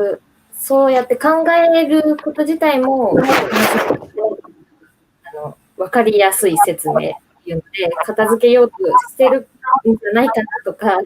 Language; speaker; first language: Japanese; native; Japanese